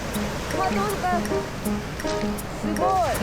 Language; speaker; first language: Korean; non-native, fluent; Japanese